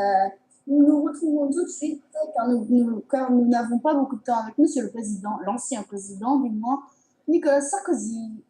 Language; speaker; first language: French; native; French